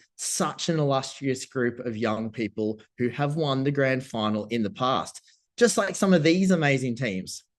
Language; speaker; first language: English; native; English